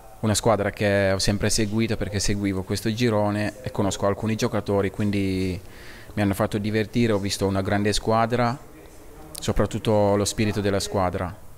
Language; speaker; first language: Italian; non-native, fluent; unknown